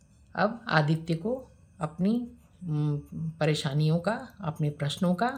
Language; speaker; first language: Hindi; native; Hindi